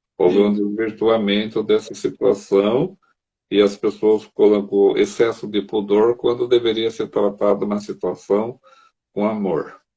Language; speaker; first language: Portuguese; native; Portuguese